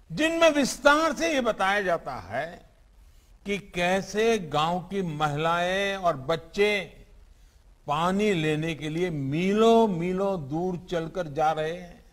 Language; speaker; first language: Hindi; non-native, local second language; Gujarati